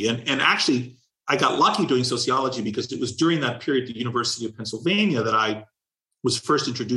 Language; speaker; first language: English; native; English